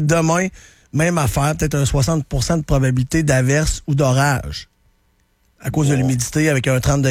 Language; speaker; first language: French; native; French